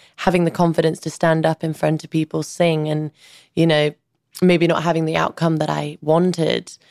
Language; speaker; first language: English; early bilingual, other home language; Albanian